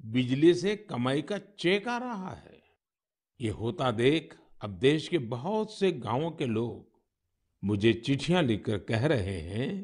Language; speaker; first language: Hindi; non-native, local second language; Gujarati